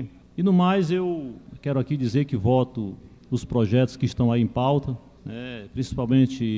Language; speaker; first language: Portuguese; native; Portuguese